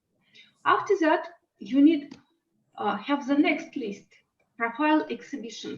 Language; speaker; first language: English; non-native, learner; Russian